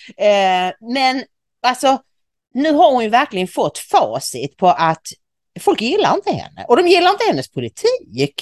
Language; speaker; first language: Swedish; native; Swedish